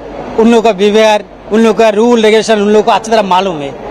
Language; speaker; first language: Hindi; non-native, learner; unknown